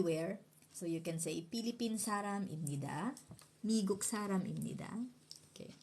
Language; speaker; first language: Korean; non-native, fluent; Filipino